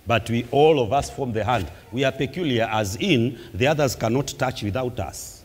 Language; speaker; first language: English; non-native, local second language; Swahili